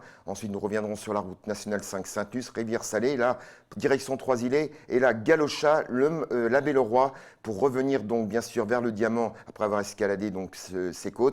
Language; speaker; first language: French; native; French